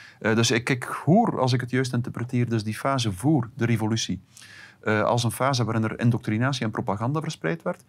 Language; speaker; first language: Dutch; native; Dutch